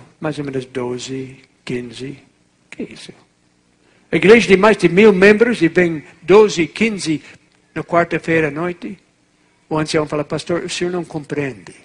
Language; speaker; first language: Portuguese; non-native, fluent; English